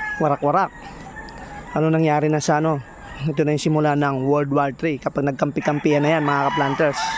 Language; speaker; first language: Filipino; non-native, local second language; Bikol